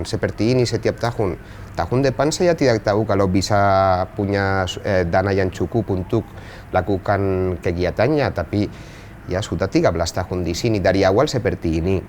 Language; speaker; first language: Indonesian; non-native, fluent; Spanish